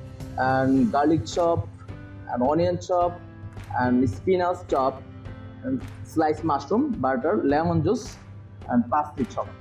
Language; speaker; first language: English; non-native, local second language; Bangla